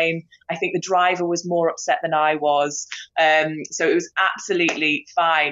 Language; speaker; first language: English; native; English